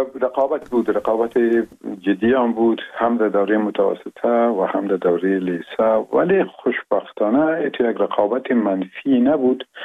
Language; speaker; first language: Persian; non-native, local second language; Pashto